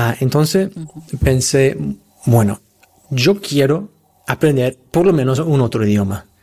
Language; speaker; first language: Spanish; non-native, fluent; English